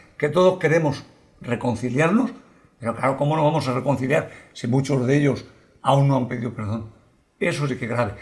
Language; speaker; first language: Spanish; native; Spanish